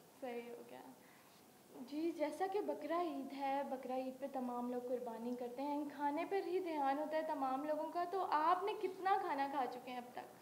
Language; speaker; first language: Urdu; non-native, local second language; Punjabi